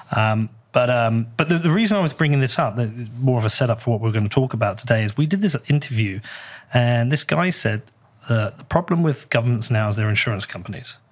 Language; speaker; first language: English; native; English